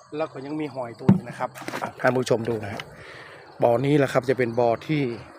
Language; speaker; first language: Thai; native; Thai